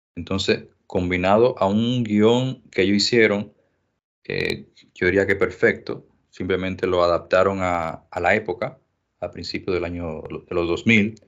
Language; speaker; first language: Spanish; native; Spanish